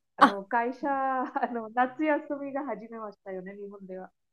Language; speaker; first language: Japanese; non-native, learner; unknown